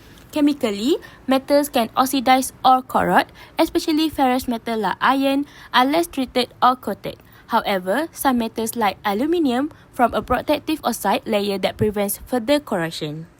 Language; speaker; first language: English; non-native, local second language; Malay